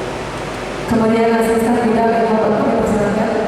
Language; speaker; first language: Indonesian; native; Indonesian